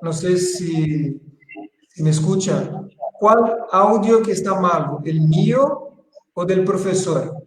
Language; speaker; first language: Spanish; non-native, fluent; Portuguese